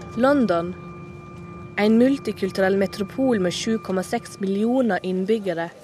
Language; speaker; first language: Norwegian; native; Norwegian